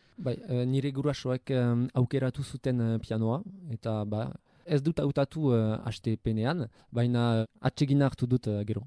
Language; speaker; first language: Basque; non-native, local second language; French